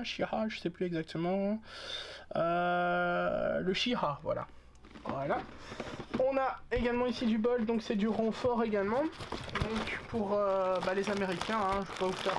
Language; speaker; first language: French; native; French